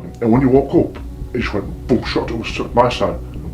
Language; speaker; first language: English; native; English